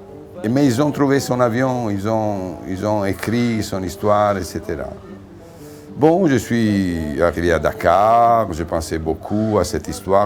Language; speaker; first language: French; non-native, fluent; Italian